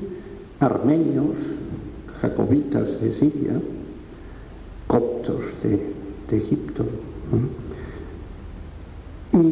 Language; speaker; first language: Spanish; non-native, local second language; Catalan